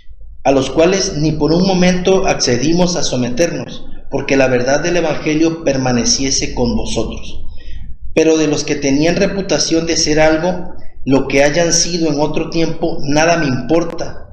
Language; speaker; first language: Spanish; native; Spanish